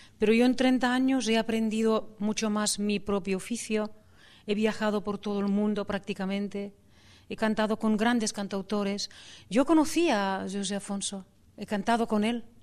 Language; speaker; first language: Spanish; non-native, local second language; Catalan